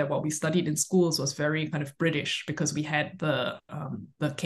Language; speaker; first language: English; native; English